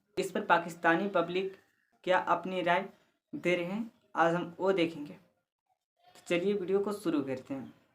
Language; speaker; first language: Hindi; native; Hindi